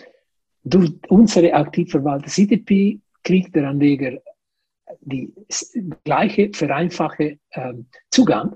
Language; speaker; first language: German; non-native, fluent; Italian